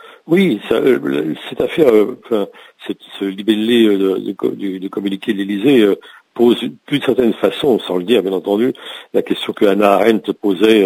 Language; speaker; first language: French; native; French